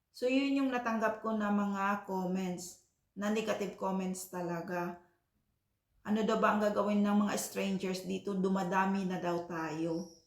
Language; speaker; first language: Filipino; non-native, local second language; Cebuano